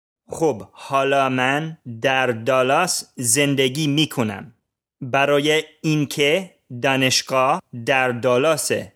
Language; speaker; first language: Persian; non-native, learner; English